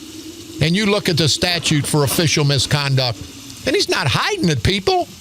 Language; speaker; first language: English; native; English